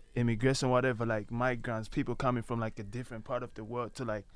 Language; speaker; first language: English; non-native, local second language; Nyanja